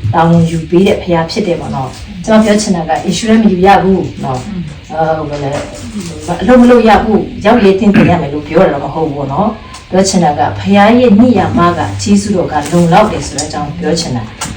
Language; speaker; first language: Burmese; non-native, local second language; Thado Chin